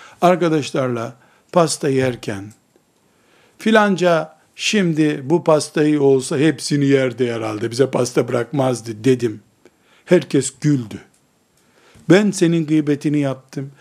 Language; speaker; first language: Turkish; native; Turkish